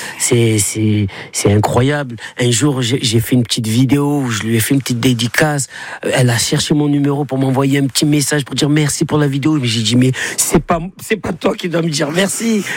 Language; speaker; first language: French; native; French